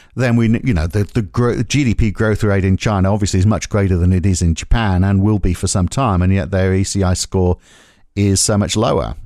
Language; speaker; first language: English; native; English